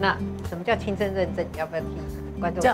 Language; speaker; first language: Chinese; native; Chinese